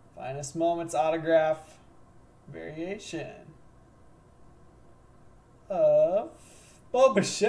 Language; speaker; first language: English; native; English